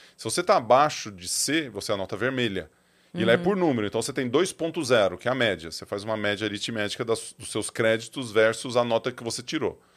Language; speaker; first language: Portuguese; native; Portuguese